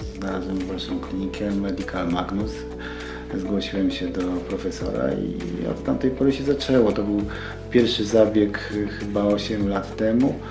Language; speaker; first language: Polish; native; Polish